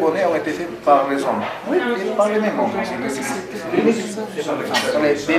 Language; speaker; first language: French; non-native, learner; Spanish